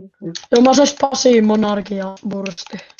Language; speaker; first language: Finnish; native; Finnish